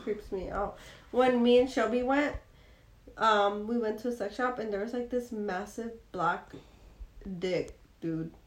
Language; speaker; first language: English; early bilingual, other home language; Spanish